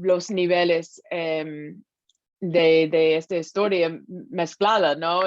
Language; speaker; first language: Spanish; non-native, fluent; English